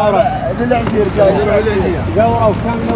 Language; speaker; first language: Arabic; native; Arabic